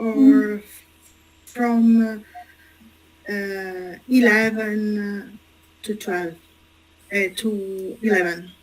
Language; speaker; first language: English; non-native, learner; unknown